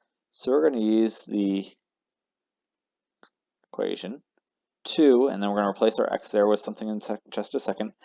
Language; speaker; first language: English; native; English